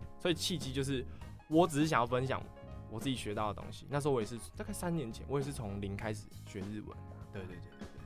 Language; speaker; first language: Chinese; native; Chinese